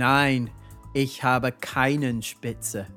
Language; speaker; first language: German; non-native, fluent; English